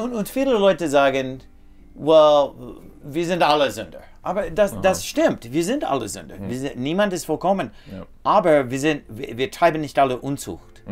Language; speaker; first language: German; non-native, fluent; English